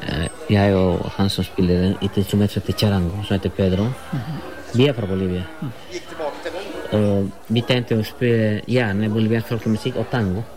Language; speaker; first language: Norwegian; non-native, fluent; Spanish